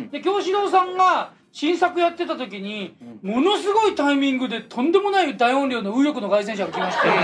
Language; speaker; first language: Japanese; native; Japanese